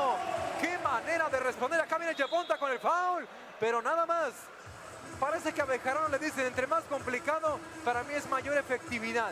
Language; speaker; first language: Spanish; native; Spanish